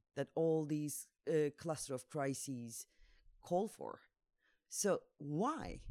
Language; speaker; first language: English; non-native, fluent; Turkish